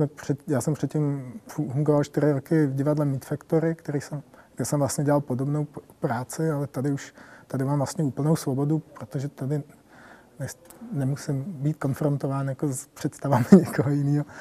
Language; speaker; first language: Czech; native; Czech